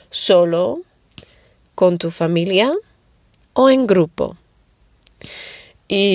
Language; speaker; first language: Spanish; non-native, fluent; Dutch